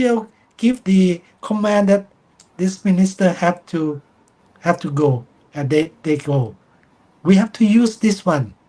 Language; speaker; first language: English; non-native, fluent; Thai